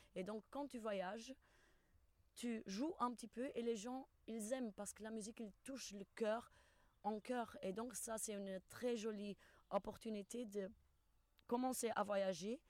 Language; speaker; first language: French; non-native, fluent; Portuguese